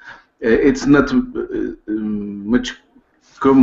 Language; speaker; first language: English; non-native, learner; Spanish